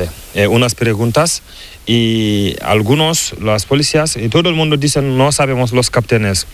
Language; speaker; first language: Spanish; non-native, learner; Fula